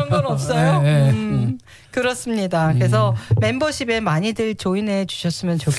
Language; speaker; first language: Korean; native; Korean